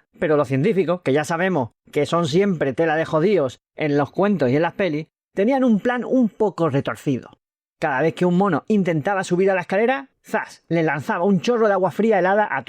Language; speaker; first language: Spanish; native; Spanish